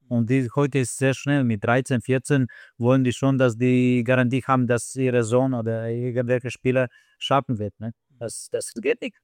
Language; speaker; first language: German; non-native, fluent; Slovenian